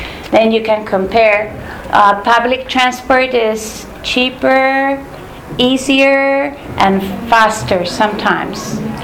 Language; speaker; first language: English; non-native, fluent; Spanish